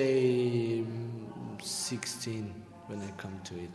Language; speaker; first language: English; non-native, learner; Persian